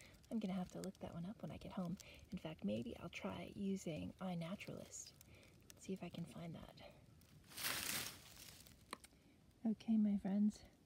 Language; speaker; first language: English; native; English